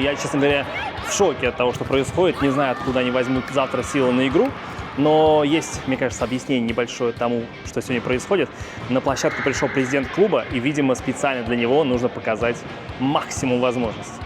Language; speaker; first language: Russian; native; Russian